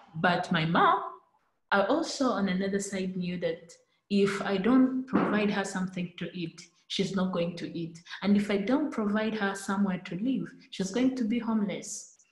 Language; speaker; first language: English; non-native, local second language; Kinyarwanda